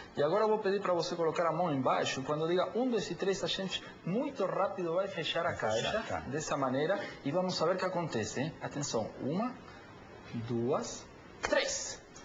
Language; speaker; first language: Portuguese; non-native, fluent; Spanish